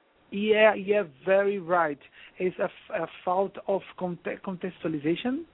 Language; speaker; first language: English; non-native, learner; Portuguese